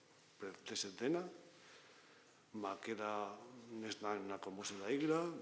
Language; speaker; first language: Macedonian; non-native, learner; Spanish